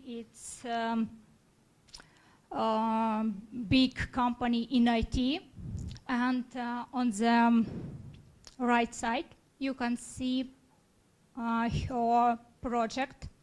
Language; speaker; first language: English; non-native, learner; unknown